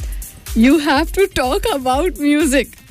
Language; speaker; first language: English; non-native, learner; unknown